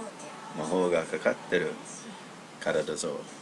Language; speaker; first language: Japanese; non-native, learner; English